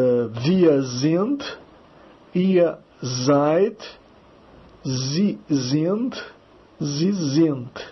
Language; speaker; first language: German; non-native, fluent; Portuguese